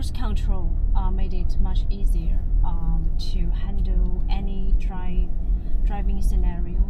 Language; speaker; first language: English; non-native, learner; Chinese